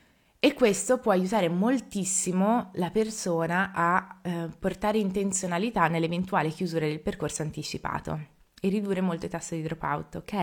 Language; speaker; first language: Italian; native; Italian